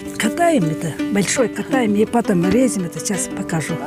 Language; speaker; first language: Russian; non-native, learner; Kyrgyz